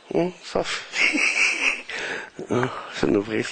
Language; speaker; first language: French; non-native, local second language; Arabic